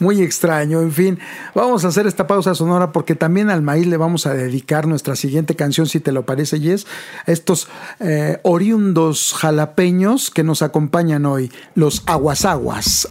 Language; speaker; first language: Spanish; native; Spanish